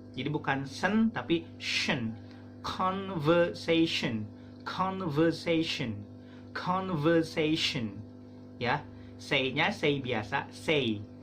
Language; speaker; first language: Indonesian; native; Indonesian